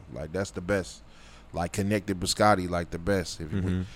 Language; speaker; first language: English; native; English